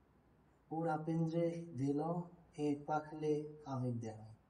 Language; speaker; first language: French; non-native, learner; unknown